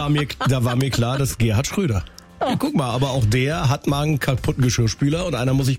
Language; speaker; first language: German; native; German